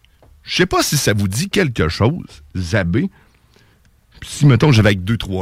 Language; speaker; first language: French; native; French